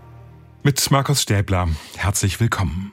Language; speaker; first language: German; native; German